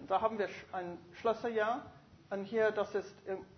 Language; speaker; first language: German; non-native, fluent; English